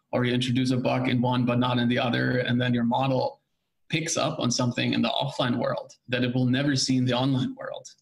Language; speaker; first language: English; non-native, fluent; German